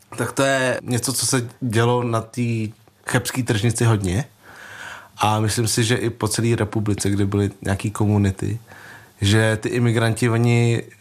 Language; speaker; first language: Czech; early bilingual, other home language; Vietnamese